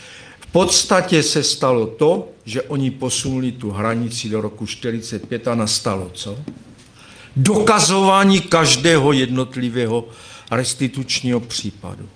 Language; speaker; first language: Czech; native; Czech